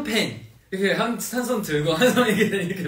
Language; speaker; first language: Korean; non-native, fluent; Chinese